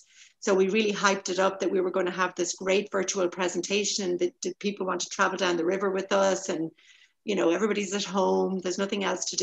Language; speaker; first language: English; native; English